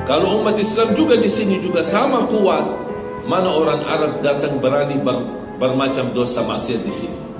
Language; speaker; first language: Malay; non-native, fluent; Arabic